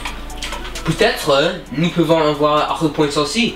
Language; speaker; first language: French; non-native, learner; English